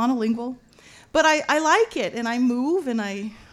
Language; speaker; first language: English; native; English